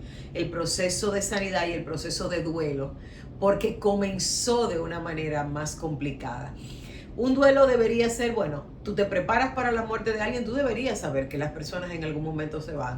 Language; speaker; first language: Spanish; native; Spanish